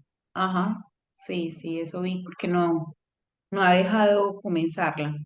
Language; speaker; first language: Spanish; native; Spanish